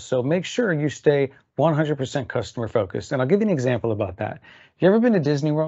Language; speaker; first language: English; native; English